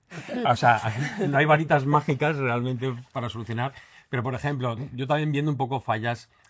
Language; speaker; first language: Spanish; native; Spanish